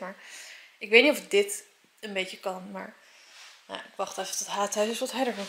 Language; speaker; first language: Dutch; native; Dutch